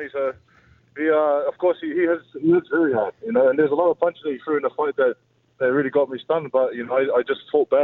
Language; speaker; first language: English; native; English